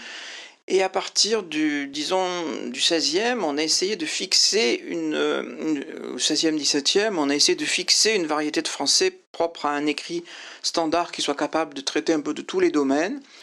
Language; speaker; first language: French; native; French